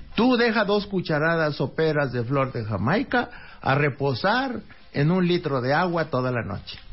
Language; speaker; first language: Spanish; native; Spanish